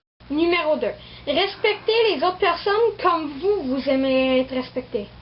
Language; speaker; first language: French; non-native, local second language; English